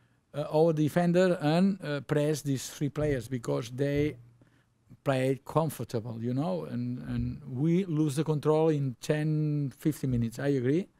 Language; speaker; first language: English; non-native, learner; Spanish